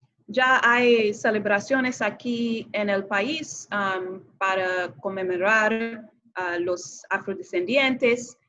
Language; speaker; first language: Spanish; non-native, fluent; English